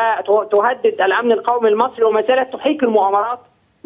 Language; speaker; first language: Arabic; native; Arabic